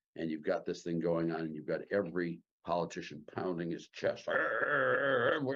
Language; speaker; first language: English; native; English